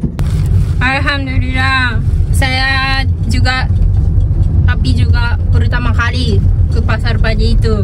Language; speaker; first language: Indonesian; non-native, learner; Japanese